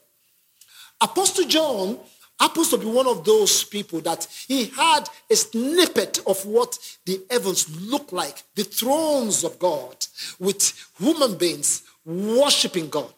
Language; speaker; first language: English; non-native, local second language; Yoruba